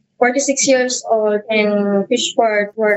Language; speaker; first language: English; non-native, learner; Hiligaynon